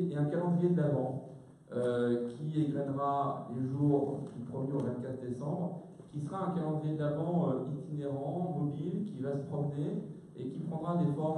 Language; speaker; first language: French; native; French